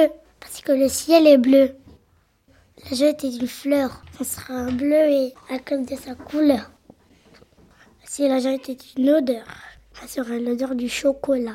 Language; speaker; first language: French; native; French